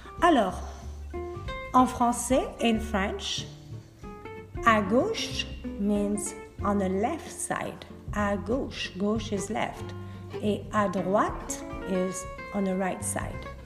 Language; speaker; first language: French; native; French